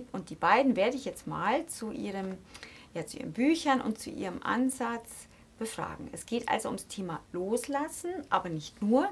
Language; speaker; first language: German; native; German